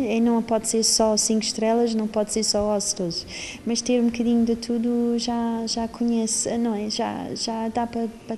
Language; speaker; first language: Portuguese; non-native, fluent; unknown